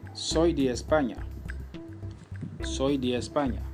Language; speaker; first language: Spanish; non-native, learner; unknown